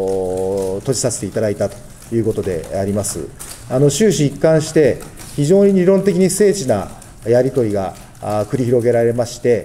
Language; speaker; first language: Japanese; native; Japanese